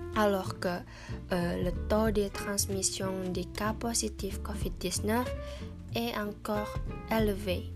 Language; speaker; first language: French; non-native, fluent; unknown